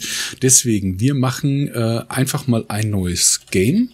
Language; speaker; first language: German; native; German